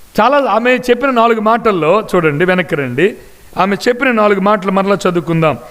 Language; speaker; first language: Telugu; non-native, local second language; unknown